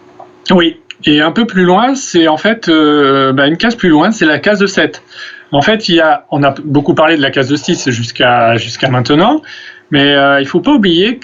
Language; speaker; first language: French; native; French